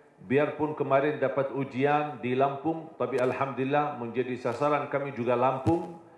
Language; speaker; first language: Indonesian; non-native, fluent; Arabic